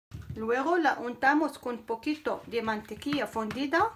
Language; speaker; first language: Spanish; non-native, fluent; Arabic